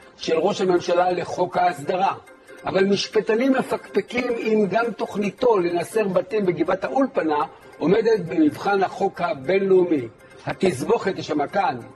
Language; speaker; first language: Hebrew; native; Hebrew